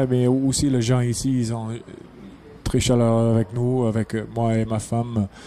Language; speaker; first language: French; non-native, fluent; English